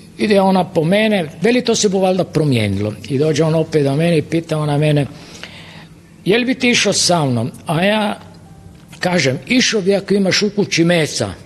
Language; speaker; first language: Croatian; native; Croatian